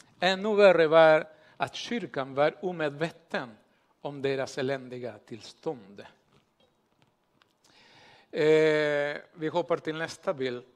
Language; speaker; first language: Swedish; non-native, fluent; Spanish